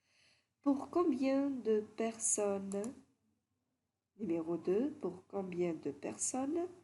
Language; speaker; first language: French; non-native, fluent; Arabic